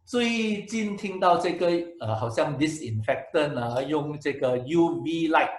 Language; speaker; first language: Chinese; non-native, local second language; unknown